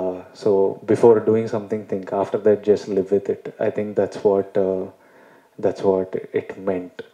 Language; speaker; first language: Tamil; non-native, learner; Telugu